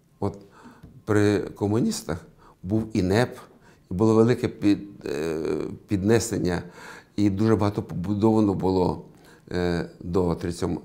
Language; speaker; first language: Ukrainian; native; Ukrainian